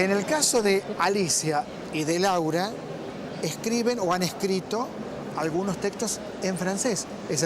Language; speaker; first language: Spanish; native; Spanish